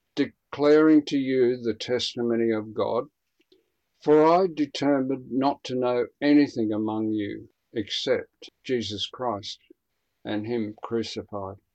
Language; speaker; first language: English; native; English